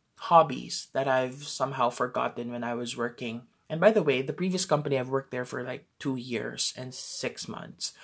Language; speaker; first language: English; non-native, local second language; Filipino